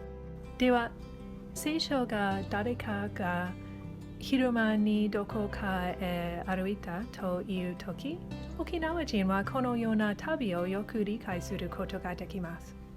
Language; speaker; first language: Japanese; non-native, learner; English